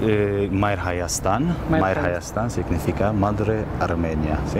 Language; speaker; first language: Spanish; non-native, learner; Armenian